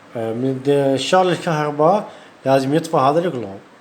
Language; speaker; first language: Arabic; native; Arabic